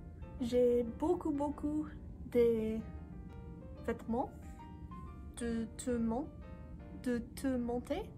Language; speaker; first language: French; non-native, learner; English